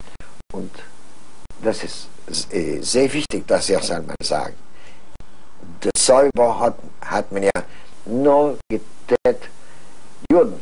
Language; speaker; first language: German; non-native, fluent; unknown